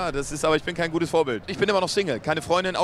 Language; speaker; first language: German; native; German